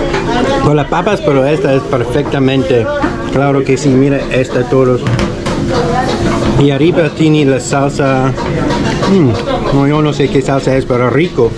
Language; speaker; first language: Spanish; non-native, learner; English